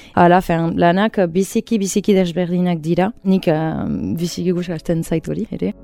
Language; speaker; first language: Basque; native; Basque